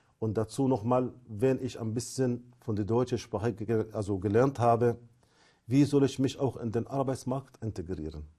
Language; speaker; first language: German; non-native, fluent; Arabic